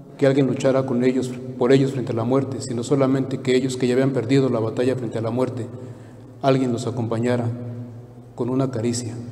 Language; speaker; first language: Spanish; native; Spanish